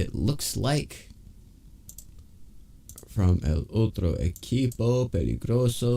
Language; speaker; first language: Spanish; non-native, learner; English